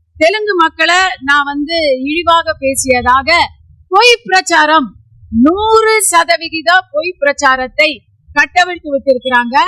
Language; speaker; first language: Tamil; native; Tamil